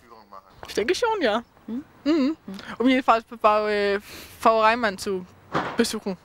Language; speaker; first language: German; non-native, fluent; Danish